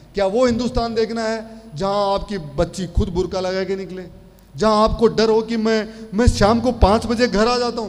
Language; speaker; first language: Hindi; native; Hindi